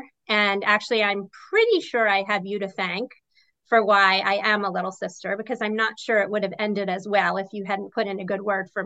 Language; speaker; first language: English; native; English